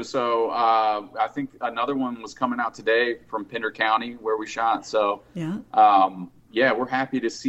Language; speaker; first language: English; native; English